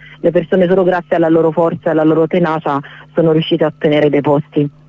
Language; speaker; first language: Italian; native; Italian